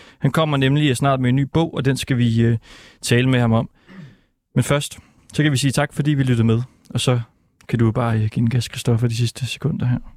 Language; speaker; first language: Danish; native; Danish